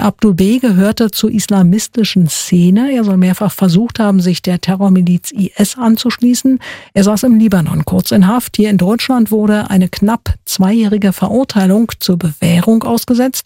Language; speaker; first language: German; native; German